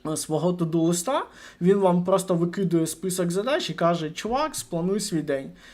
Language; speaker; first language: Ukrainian; non-native, local second language; Russian